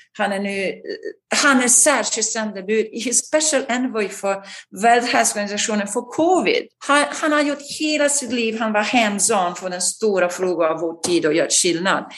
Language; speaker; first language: Swedish; non-native, fluent; Italian